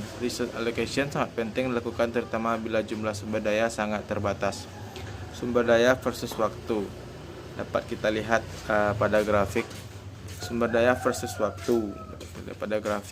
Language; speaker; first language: Indonesian; native; Indonesian